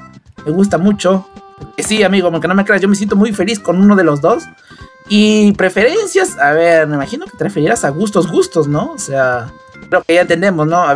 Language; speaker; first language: Spanish; native; Spanish